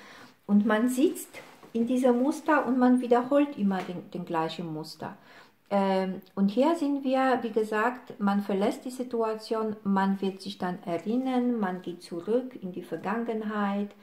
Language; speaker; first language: German; non-native, fluent; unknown